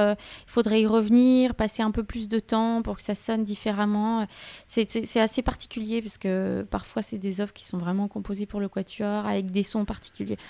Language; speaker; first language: French; native; French